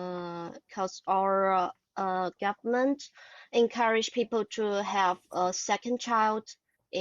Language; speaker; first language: English; non-native, learner; Chinese